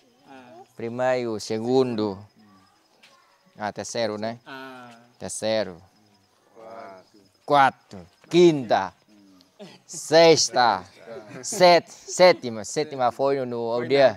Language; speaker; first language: Portuguese; non-native, learner; Vietnamese